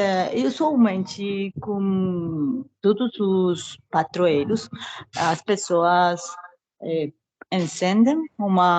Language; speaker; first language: Portuguese; non-native, learner; Spanish